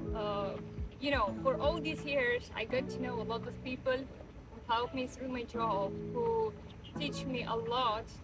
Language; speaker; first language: English; non-native, fluent; Russian